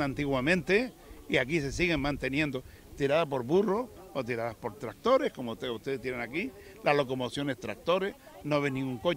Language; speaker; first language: Spanish; native; Spanish